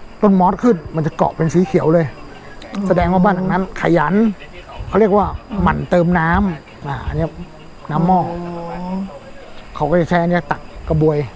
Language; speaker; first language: Thai; native; Thai